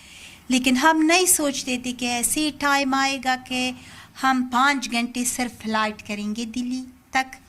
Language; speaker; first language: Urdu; non-native, learner; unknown